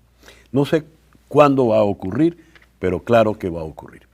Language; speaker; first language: Spanish; native; Spanish